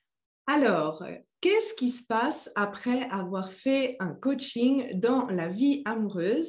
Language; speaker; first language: French; native; French